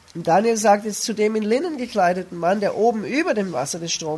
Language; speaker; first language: German; native; German